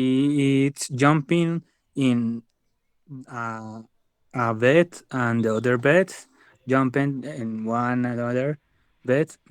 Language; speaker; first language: English; non-native, learner; Spanish